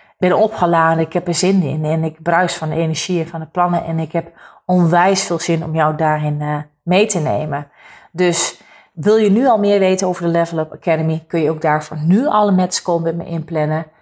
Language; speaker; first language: Dutch; native; Dutch